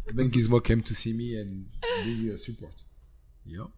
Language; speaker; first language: English; non-native, fluent; French